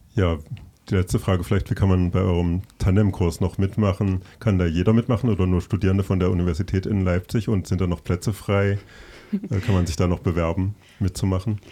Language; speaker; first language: German; native; German